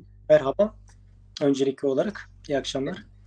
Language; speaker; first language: Turkish; native; Turkish